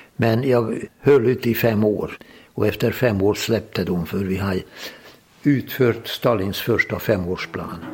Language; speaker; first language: Swedish; non-native, fluent; Hungarian